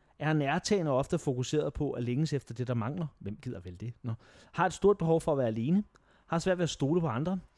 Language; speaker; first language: Danish; native; Danish